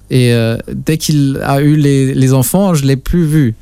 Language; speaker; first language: French; non-native, local second language; Luxembourgish